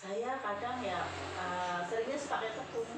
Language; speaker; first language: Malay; non-native, local second language; Javanese